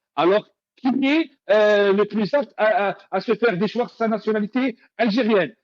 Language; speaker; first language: French; non-native, local second language; Arabic